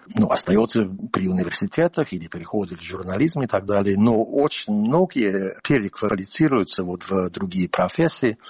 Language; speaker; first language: Russian; non-native, fluent; English